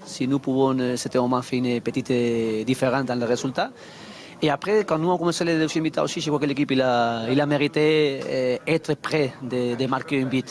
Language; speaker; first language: French; non-native, learner; Spanish